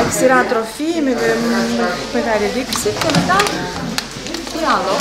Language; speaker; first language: Greek; non-native, learner; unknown